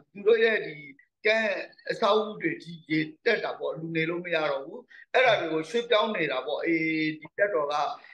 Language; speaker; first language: Burmese; native; Burmese